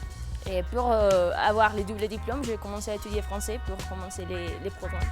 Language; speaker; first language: French; non-native, fluent; Spanish